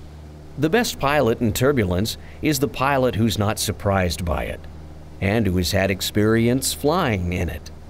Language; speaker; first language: English; native; English